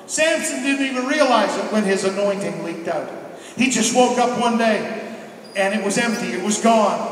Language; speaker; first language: English; native; English